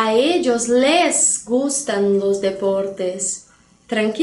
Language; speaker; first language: Spanish; non-native, fluent; Portuguese